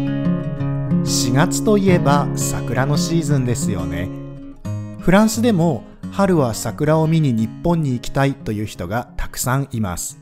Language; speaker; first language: Japanese; native; Japanese